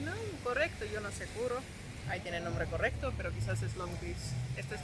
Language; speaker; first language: Spanish; non-native, learner; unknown